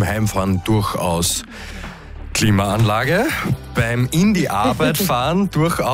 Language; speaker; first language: German; native; German